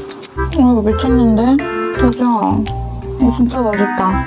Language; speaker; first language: Chinese; non-native, learner; Korean